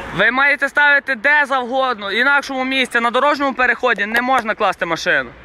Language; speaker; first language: Ukrainian; native; Ukrainian